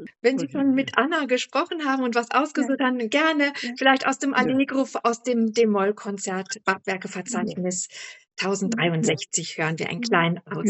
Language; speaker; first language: German; native; German